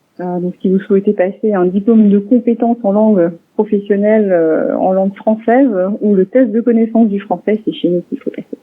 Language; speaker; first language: French; non-native, local second language; Swiss German